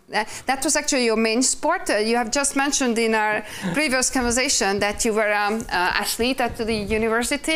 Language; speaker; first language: English; non-native, fluent; Hungarian